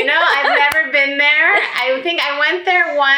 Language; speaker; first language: English; early bilingual, other home language; Greek